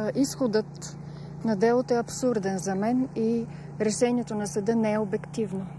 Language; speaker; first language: Bulgarian; native; Bulgarian